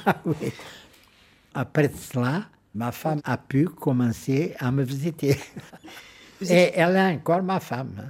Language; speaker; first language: French; non-native, fluent; Portuguese